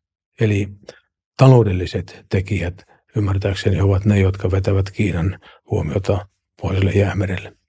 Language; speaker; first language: Finnish; native; Finnish